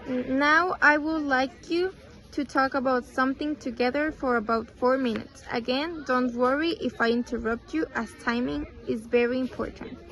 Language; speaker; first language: English; non-native, fluent; Spanish